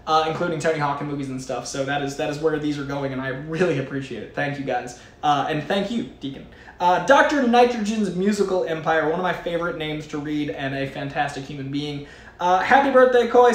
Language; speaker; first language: English; native; English